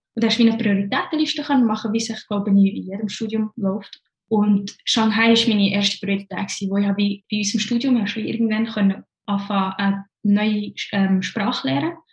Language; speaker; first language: German; early bilingual, other home language; Arabic